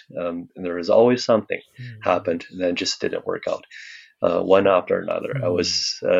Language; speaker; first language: English; non-native, fluent; Chinese